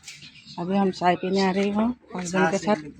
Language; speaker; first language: Hindi; non-native, local second language; Assamese